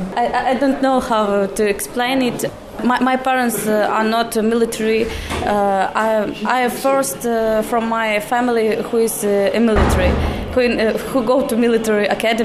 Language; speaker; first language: English; non-native, learner; Ukrainian